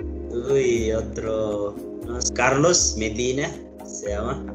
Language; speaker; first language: Spanish; non-native, learner; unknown